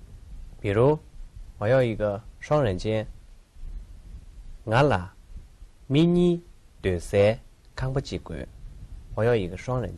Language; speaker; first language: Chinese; non-native, local second language; Tibetan